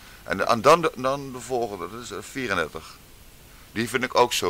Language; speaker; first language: Dutch; native; Dutch